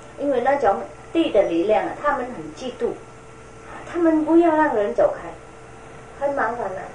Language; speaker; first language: Chinese; non-native, fluent; Vietnamese